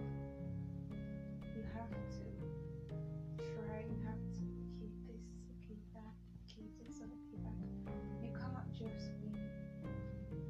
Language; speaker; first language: English; non-native, local second language; Yoruba